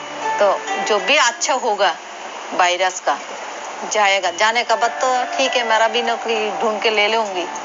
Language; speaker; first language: Hindi; non-native, local second language; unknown